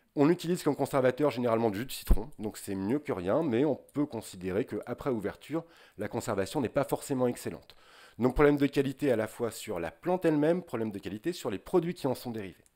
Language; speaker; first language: French; native; French